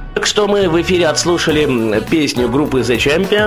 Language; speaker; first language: Russian; native; Russian